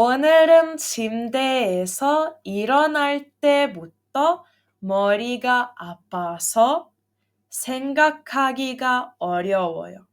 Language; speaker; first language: Korean; non-native, fluent; Serbian